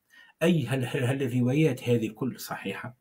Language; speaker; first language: Arabic; native; Arabic